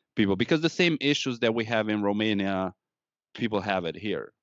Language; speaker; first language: English; non-native, fluent; Romanian